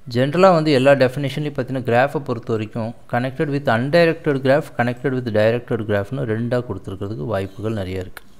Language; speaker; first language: English; non-native, local second language; Tamil